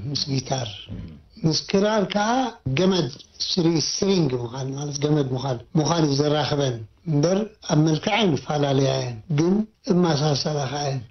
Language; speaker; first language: Tigrinya; native; Tigrinya